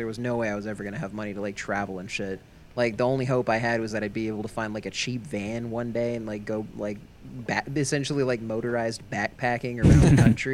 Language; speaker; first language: English; native; English